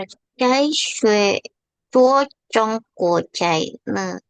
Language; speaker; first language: Chinese; non-native, learner; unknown